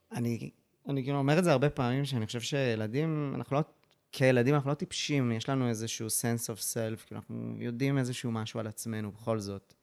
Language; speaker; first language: Hebrew; early bilingual, other home language; English